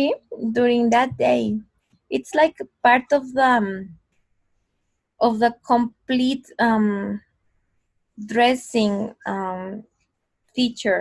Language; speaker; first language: English; non-native, fluent; Spanish